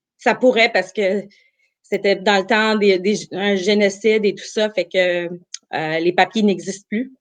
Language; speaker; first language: French; early bilingual, other home language; Armenian